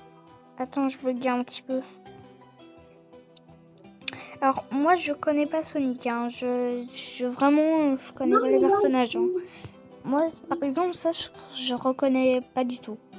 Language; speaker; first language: French; native; French